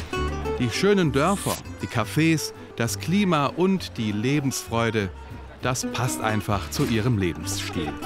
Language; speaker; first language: German; native; German